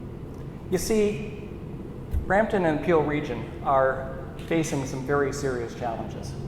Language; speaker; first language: English; native; English